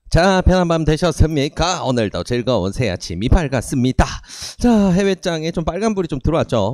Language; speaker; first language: Korean; native; Korean